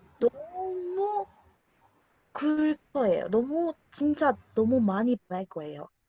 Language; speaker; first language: Korean; non-native, learner; Spanish